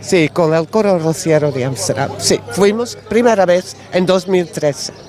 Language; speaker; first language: Spanish; non-native, learner; Dutch